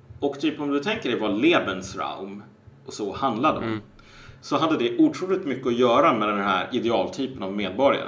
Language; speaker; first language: Swedish; native; Swedish